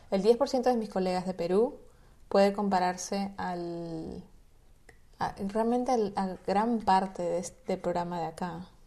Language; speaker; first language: Spanish; native; Spanish